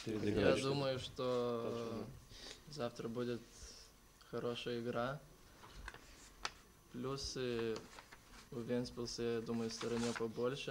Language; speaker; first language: Russian; non-native, local second language; Lithuanian